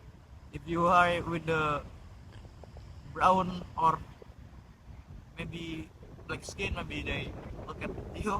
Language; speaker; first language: English; non-native, learner; Indonesian